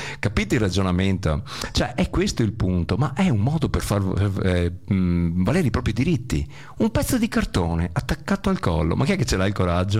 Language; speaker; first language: Italian; native; Italian